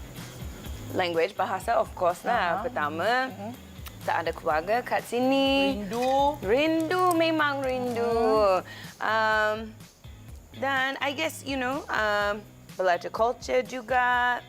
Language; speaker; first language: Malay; non-native, learner; English